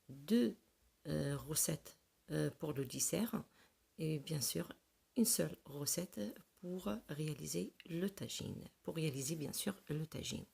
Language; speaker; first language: French; non-native, local second language; Arabic